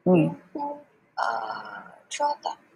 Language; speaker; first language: Chinese; non-native, learner; Vietnamese